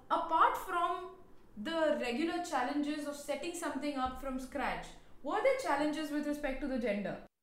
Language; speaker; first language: English; non-native, local second language; Hindi